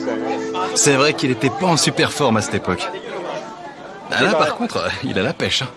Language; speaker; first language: French; native; French